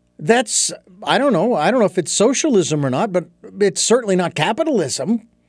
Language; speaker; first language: English; native; English